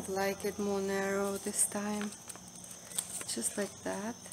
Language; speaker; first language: English; non-native, fluent; Russian